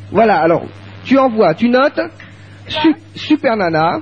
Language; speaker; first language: French; native; French